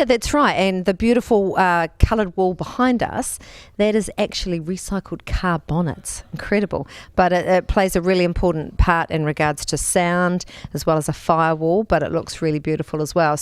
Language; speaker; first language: English; native; English